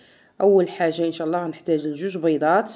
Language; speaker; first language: Arabic; native; Arabic